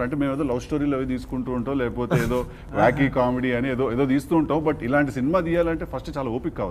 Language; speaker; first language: Telugu; native; Telugu